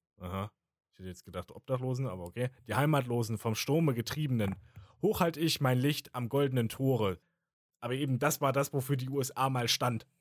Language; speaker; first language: German; native; German